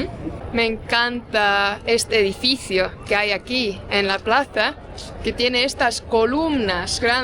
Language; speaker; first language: Spanish; non-native, fluent; Estonian